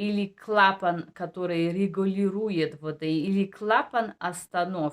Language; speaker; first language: Russian; non-native, learner; Bulgarian